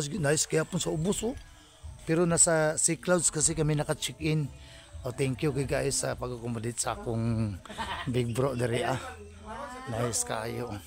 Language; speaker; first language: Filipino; non-native, local second language; Hiligaynon